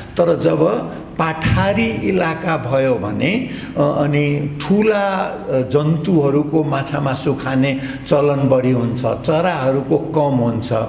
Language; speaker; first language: Nepali; non-native, local second language; Maithili